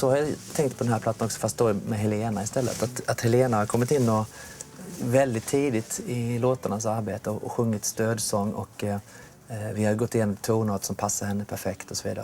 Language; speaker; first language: Swedish; native; Swedish